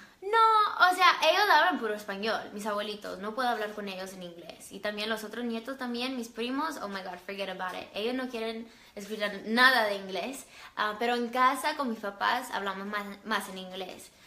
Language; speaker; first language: Spanish; early bilingual, other home language; English